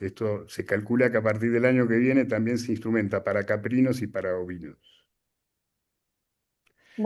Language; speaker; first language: Spanish; native; Spanish